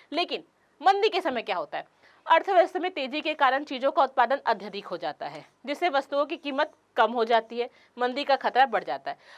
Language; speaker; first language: Hindi; native; Hindi